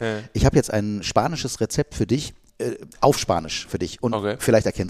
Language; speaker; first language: German; native; German